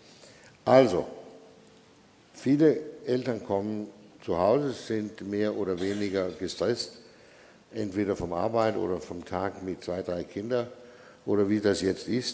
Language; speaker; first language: German; non-native, fluent; Danish